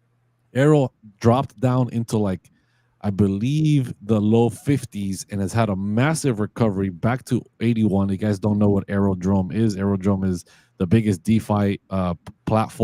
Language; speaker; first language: English; native; English